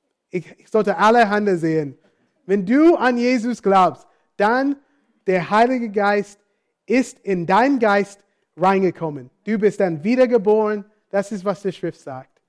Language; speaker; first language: German; non-native, fluent; English